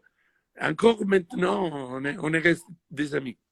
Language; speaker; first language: French; non-native, fluent; Italian